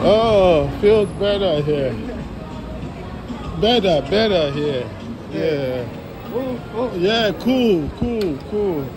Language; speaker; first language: English; non-native, learner; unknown